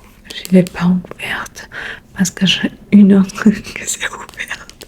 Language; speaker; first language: French; non-native, learner; Spanish